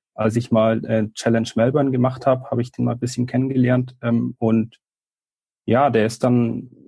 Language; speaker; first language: German; native; German